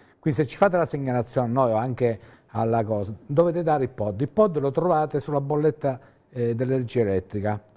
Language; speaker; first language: Italian; native; Italian